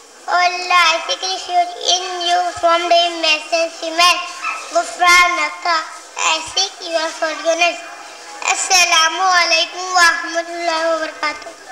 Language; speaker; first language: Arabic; non-native, learner; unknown